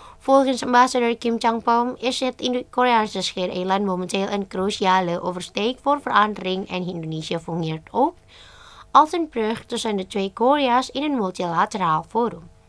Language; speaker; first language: Dutch; non-native, fluent; Indonesian